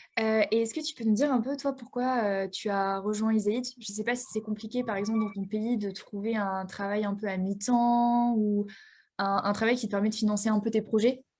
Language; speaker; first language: French; native; French